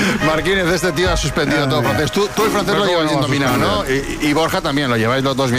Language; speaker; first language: Spanish; native; Spanish